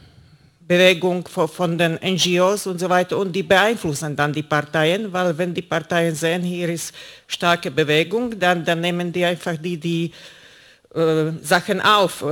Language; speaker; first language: German; non-native, fluent; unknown